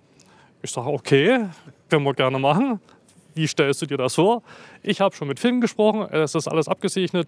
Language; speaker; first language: German; native; German